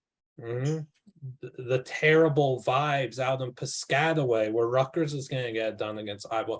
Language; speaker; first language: English; native; English